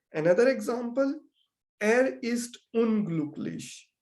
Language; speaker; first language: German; non-native, learner; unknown